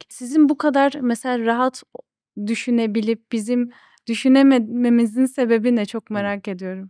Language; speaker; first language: Turkish; native; Turkish